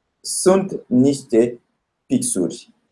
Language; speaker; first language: Romanian; non-native, fluent; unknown